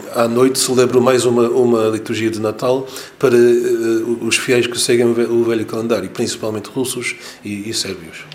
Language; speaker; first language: Portuguese; non-native, fluent; English